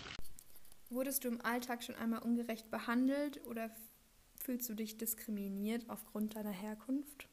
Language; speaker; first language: German; native; German